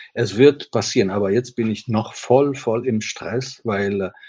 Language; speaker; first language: German; non-native, fluent; Italian